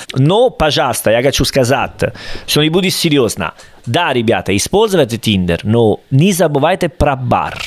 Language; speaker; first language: Russian; non-native, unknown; Italian